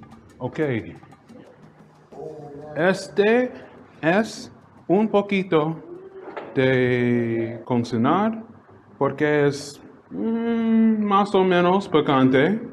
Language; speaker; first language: Spanish; non-native, learner; English